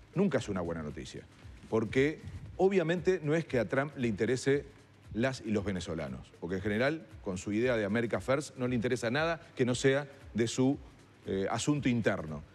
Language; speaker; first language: Spanish; native; Spanish